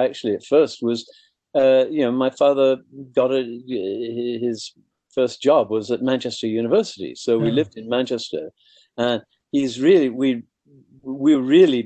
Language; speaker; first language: English; native; English